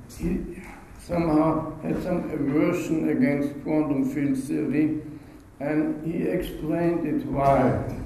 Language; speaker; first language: English; non-native, fluent; German